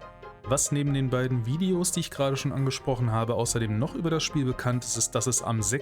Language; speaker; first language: German; native; German